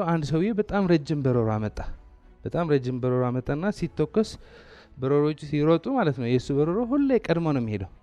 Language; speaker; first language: Amharic; non-native, local second language; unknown